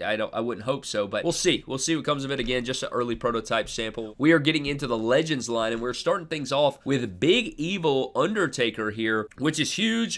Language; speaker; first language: English; native; English